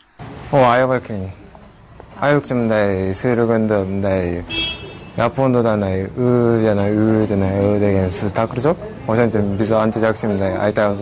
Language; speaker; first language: Kyrgyz; non-native, learner; Japanese